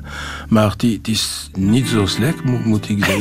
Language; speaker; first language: Dutch; non-native, local second language; French